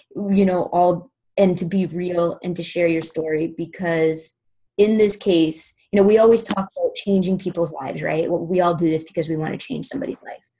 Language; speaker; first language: English; native; English